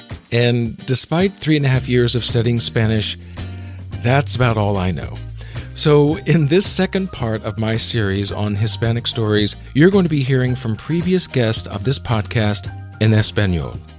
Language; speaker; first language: English; native; English